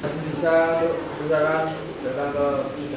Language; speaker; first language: Indonesian; native; Indonesian